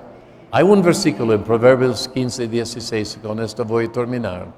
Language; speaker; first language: Spanish; non-native, fluent; English